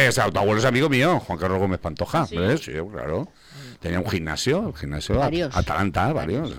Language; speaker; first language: Spanish; native; Spanish